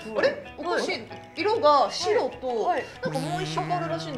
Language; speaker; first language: Japanese; native; Japanese